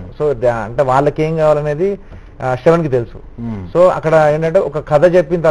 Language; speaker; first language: Telugu; native; Telugu